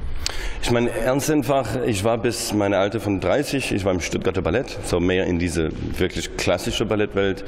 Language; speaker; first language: German; non-native, fluent; English